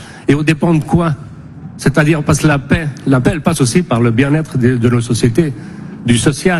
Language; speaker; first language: French; non-native, fluent; Spanish